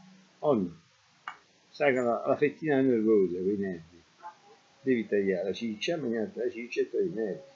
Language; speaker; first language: Italian; native; Italian